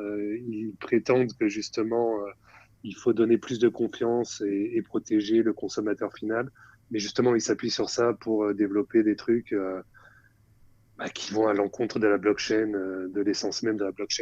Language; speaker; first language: French; native; French